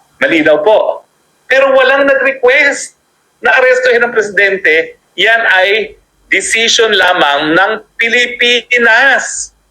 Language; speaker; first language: Filipino; native; Filipino